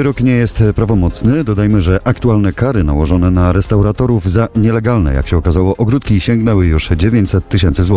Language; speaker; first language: Polish; native; Polish